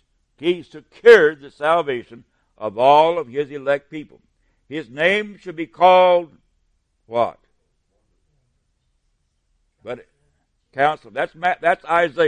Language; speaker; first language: English; native; English